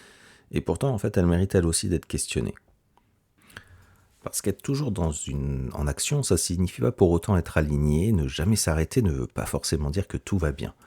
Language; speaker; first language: French; native; French